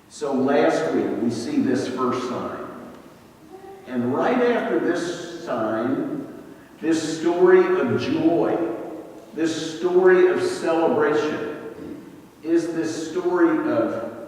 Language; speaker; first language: English; native; English